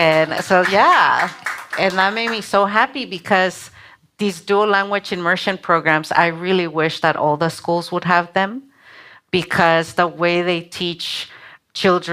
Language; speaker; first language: English; non-native, local second language; Spanish